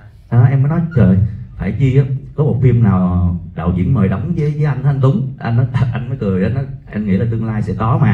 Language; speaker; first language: Vietnamese; native; Vietnamese